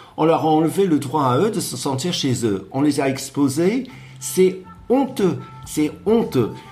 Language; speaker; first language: French; non-native, fluent; English